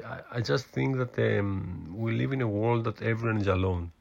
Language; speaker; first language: English; non-native, fluent; Greek